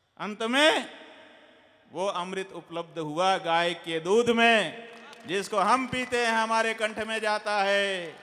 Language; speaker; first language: Hindi; native; Hindi